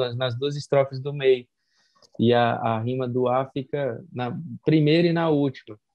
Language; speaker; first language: Portuguese; native; Portuguese